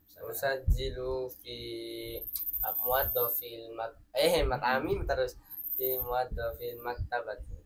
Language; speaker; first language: Arabic; non-native, learner; Indonesian